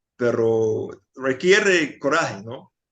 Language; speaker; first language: Spanish; non-native, fluent; English